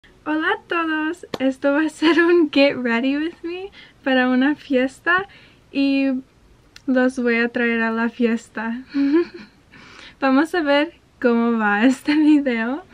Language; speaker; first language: Spanish; early bilingual, heritage; Spanish